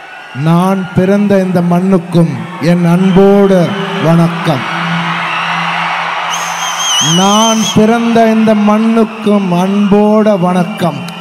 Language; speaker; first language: Tamil; non-native, local second language; Telugu